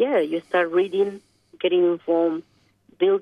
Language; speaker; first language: English; non-native, fluent; Spanish